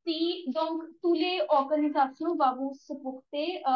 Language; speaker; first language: French; non-native, learner; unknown